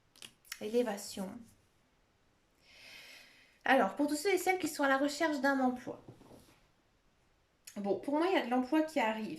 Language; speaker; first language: French; native; French